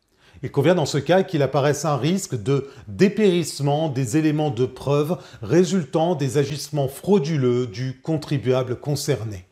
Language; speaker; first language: French; native; French